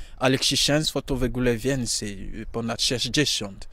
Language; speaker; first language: Polish; non-native, learner; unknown